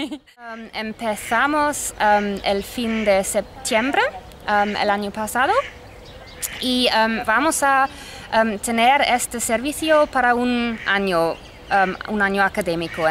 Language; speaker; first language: Spanish; non-native, fluent; English